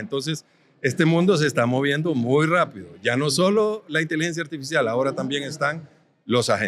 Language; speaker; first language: Spanish; native; Spanish